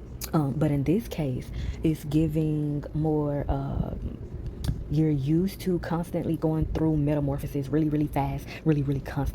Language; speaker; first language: English; native; English